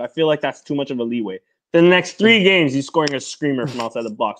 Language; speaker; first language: English; early bilingual, other home language; Portuguese